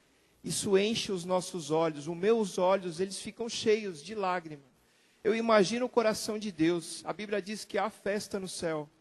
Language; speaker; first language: Portuguese; native; Portuguese